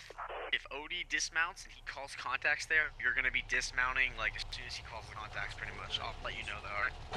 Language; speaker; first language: English; native; English